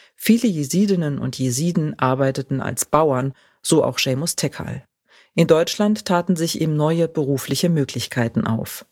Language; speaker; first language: German; native; German